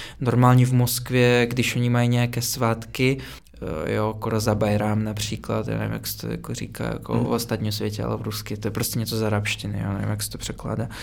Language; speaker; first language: Czech; non-native, fluent; Russian